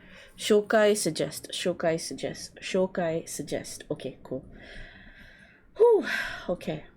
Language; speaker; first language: English; non-native, learner; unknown